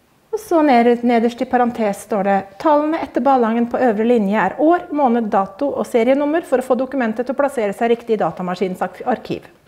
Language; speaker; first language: Norwegian; native; Norwegian